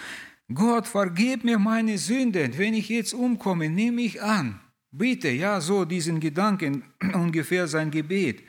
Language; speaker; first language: German; non-native, fluent; Russian